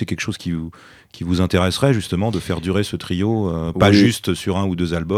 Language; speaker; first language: French; native; French